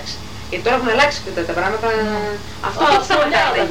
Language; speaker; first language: Greek; native; Greek